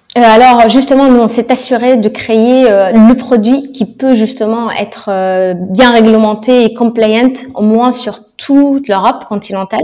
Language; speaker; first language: French; non-native, local second language; Arabic